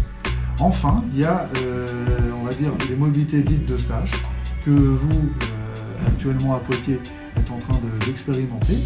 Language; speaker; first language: French; native; French